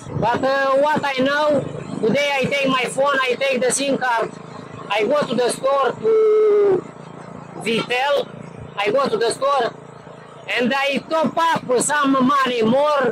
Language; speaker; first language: English; non-native, learner; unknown